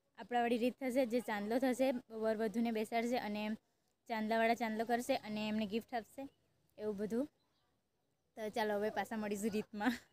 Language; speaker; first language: Gujarati; non-native, local second language; Kukna